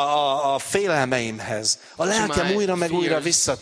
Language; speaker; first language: Hungarian; native; Hungarian